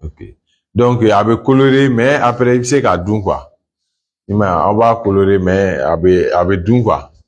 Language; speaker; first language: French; non-native, local second language; Bambara